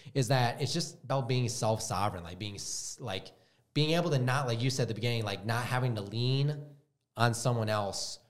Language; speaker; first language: English; native; English